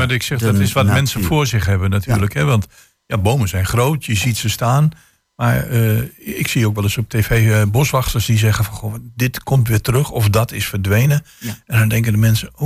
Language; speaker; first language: Dutch; native; Dutch